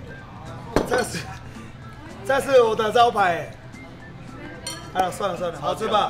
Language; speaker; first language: Chinese; non-native, fluent; Japanese